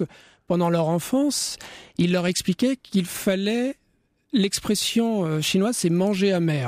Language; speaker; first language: French; native; French